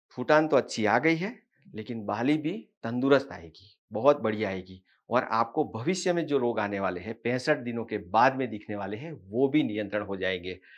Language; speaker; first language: Hindi; non-native, local second language; Marathi